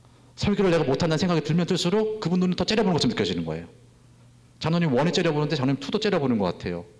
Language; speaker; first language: Korean; native; Korean